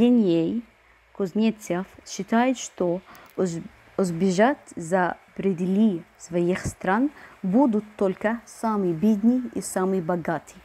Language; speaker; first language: Russian; non-native, fluent; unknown